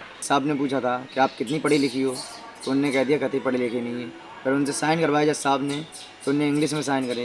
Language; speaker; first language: Hindi; native; Hindi